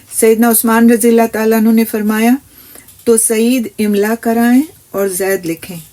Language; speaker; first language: Urdu; native; Urdu